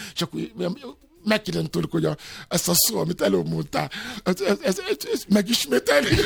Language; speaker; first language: Hungarian; non-native, learner; Yoruba